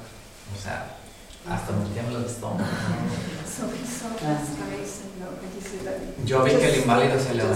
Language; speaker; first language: Spanish; native; Spanish